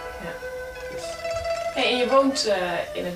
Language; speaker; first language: Dutch; native; Dutch